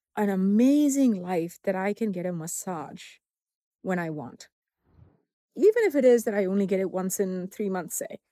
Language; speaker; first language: English; non-native, local second language; Tamil